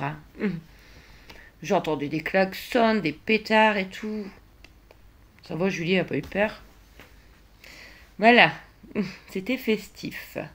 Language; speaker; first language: French; native; French